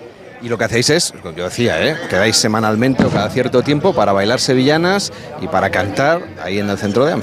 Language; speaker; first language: Spanish; native; Spanish